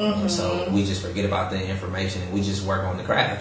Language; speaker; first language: English; native; English